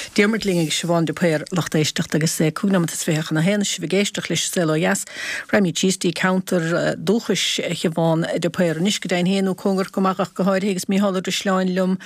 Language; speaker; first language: Irish; native; Irish